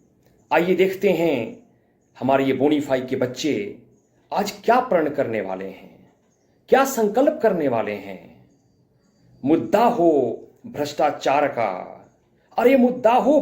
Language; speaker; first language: Hindi; native; Hindi